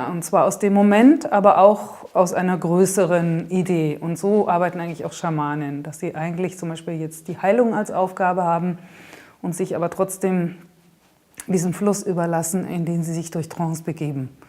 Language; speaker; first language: German; native; German